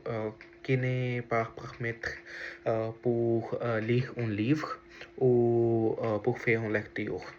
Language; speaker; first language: French; non-native, learner; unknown